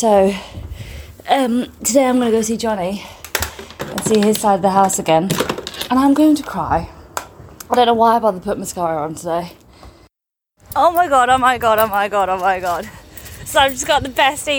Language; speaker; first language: English; native; English